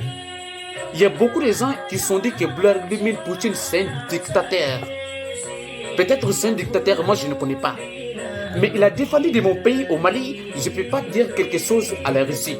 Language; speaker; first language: French; non-native, local second language; Bambara